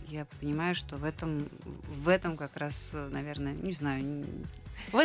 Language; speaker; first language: Russian; native; Russian